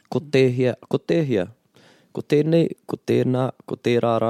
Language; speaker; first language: Māori; non-native, local second language; English